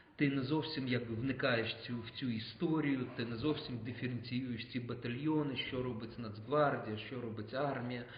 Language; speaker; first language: Ukrainian; native; Ukrainian